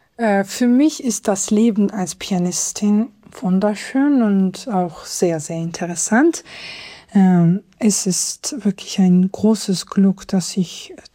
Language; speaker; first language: German; non-native, fluent; Georgian